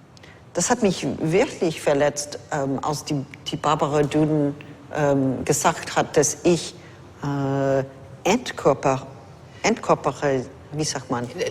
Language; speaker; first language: German; non-native, fluent; English